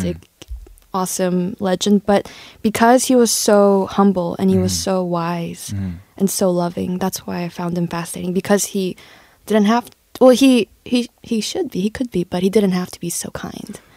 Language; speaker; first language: English; early bilingual, other home language; Korean